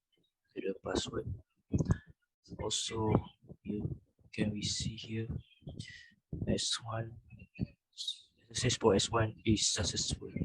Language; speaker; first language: English; non-native, local second language; Malay